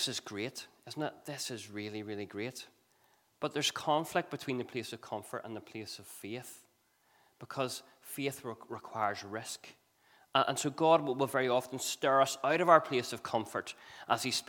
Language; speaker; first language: English; native; English